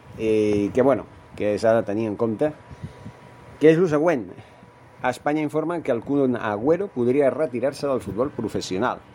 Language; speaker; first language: Catalan; non-native, local second language; Spanish